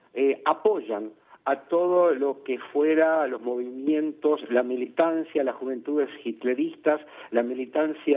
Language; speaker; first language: Spanish; native; Spanish